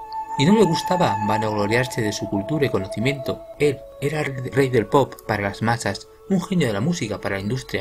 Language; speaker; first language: Spanish; native; Spanish